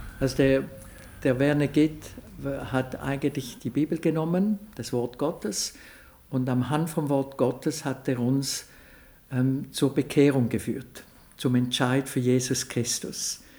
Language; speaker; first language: German; non-native, local second language; French